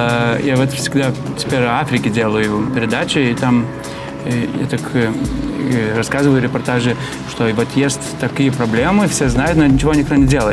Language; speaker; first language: Russian; non-native, fluent; Lithuanian